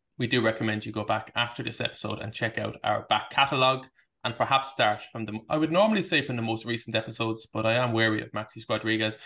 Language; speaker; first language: English; native; English